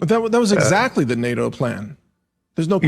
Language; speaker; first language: English; native; English